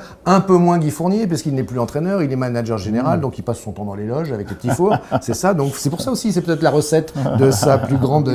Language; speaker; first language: French; native; French